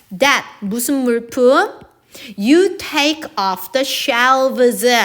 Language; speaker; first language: English; non-native, fluent; Korean